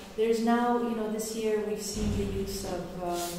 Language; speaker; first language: English; non-native, local second language; Arabic